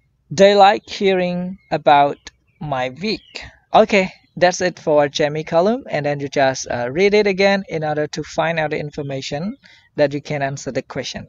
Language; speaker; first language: English; non-native, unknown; Khmer